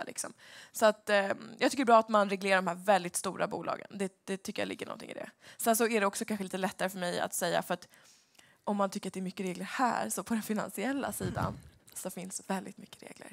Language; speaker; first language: Swedish; native; Swedish